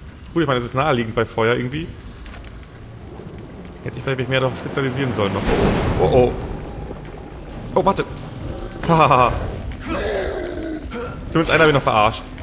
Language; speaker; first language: German; native; German